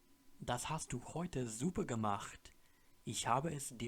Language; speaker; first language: German; non-native, fluent; English